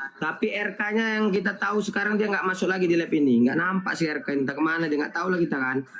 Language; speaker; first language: Indonesian; native; Indonesian